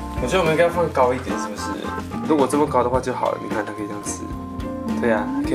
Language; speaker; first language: Chinese; native; Chinese